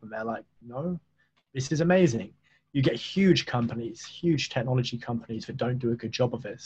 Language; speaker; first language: English; native; English